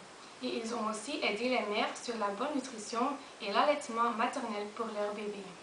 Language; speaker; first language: French; non-native, learner; Dutch